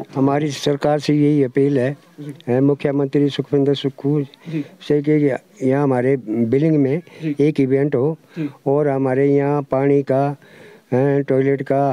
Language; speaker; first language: Hindi; native; Hindi